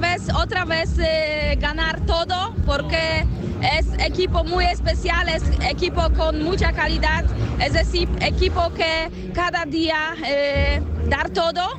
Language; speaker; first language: Spanish; non-native, learner; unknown